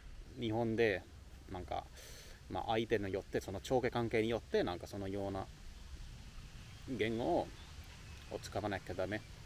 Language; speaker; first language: Japanese; non-native, learner; Finnish